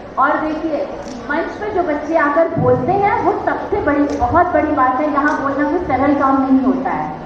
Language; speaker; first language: Hindi; native; Hindi